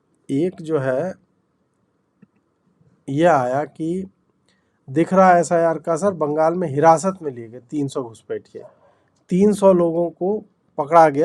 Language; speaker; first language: Hindi; native; Hindi